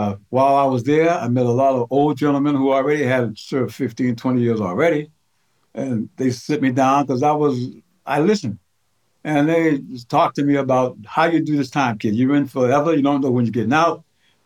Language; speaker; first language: English; native; English